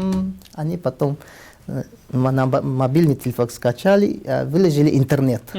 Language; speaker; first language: Russian; non-native, learner; Tajik